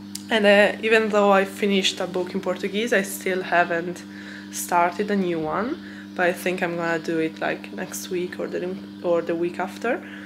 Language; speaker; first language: English; non-native, fluent; Italian